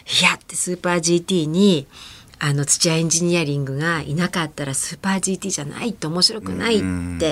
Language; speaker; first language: Japanese; native; Japanese